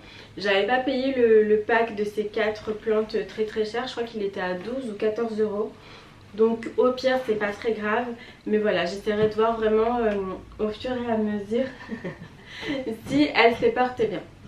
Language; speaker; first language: French; native; French